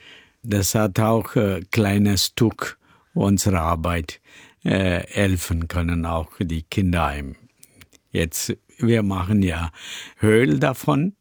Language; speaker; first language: German; non-native, learner; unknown